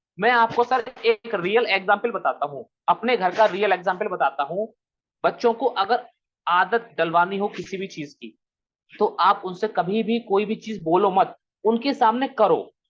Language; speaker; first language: Hindi; native; Hindi